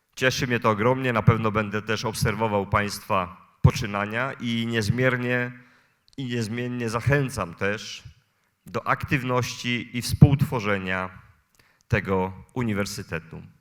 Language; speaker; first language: Polish; native; Polish